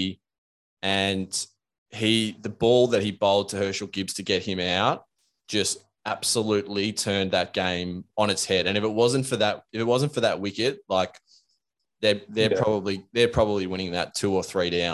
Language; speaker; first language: English; native; English